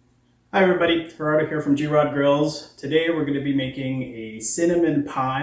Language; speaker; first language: English; native; English